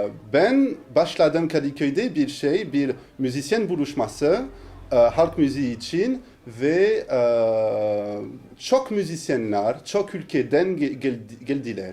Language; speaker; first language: Turkish; non-native, learner; French